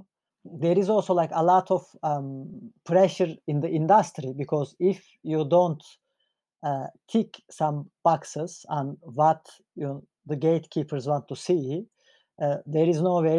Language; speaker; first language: English; non-native, fluent; Turkish